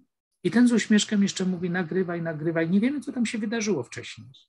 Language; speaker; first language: Polish; native; Polish